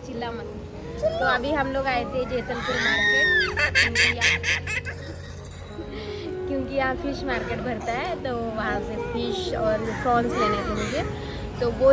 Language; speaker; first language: Hindi; native; Hindi